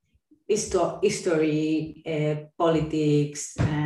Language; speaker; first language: English; non-native, fluent; Spanish